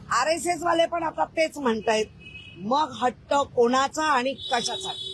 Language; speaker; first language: Marathi; native; Marathi